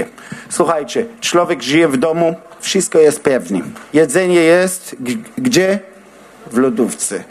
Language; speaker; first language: Polish; non-native, learner; Hebrew